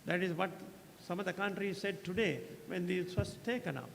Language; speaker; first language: English; non-native, local second language; Sinhala